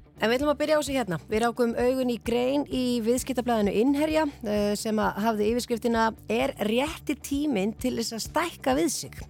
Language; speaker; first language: Icelandic; native; Icelandic